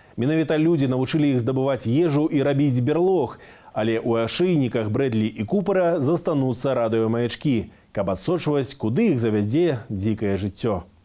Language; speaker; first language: Belarusian; native; Belarusian